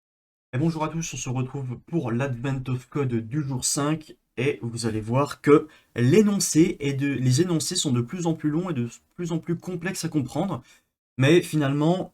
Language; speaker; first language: French; native; French